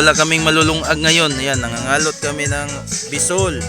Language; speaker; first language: Filipino; non-native, local second language; Cebuano